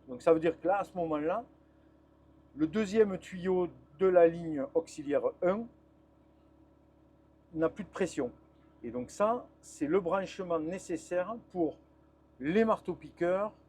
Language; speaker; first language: French; native; French